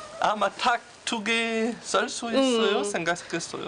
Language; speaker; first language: Korean; non-native, learner; French